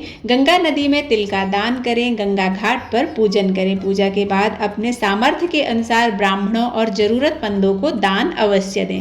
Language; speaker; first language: Hindi; native; Hindi